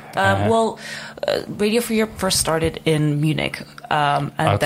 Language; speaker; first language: English; non-native, fluent; Czech